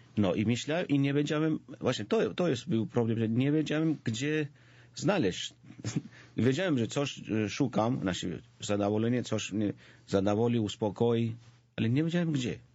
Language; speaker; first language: Polish; non-native, fluent; Georgian